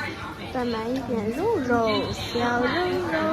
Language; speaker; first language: Chinese; non-native, fluent; Lao